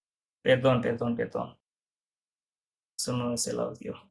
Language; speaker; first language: Spanish; non-native, fluent; Bangla